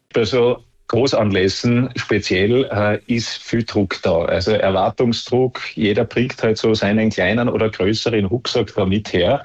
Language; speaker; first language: German; native; German